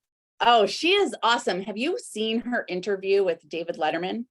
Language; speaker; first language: English; native; English